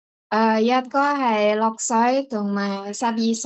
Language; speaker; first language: Cantonese; non-native, learner; Indonesian